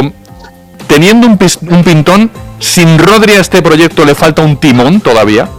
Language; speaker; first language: Spanish; native; Spanish